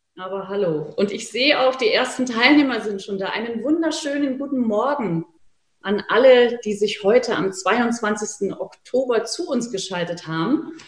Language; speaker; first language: German; native; German